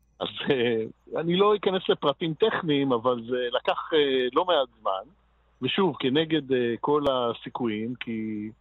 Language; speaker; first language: Hebrew; native; Hebrew